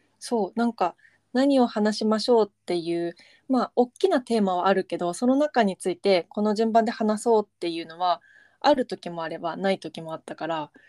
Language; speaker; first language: Japanese; native; Japanese